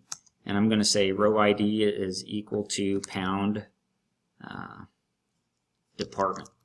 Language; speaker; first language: English; native; English